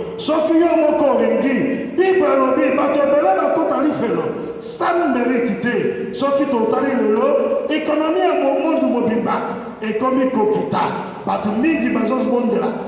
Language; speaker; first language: Lingala; non-native, fluent; Igbo